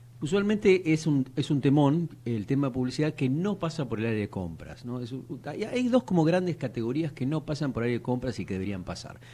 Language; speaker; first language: Spanish; native; Spanish